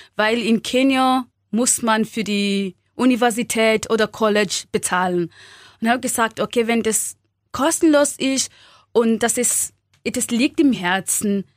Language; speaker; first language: German; non-native, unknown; Swahili